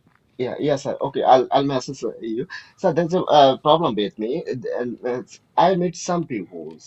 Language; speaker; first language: English; non-native, learner; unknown